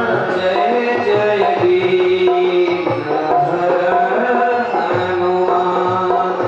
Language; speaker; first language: Hindi; native; Hindi